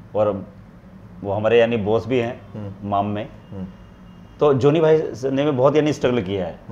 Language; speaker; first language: Hindi; native; Hindi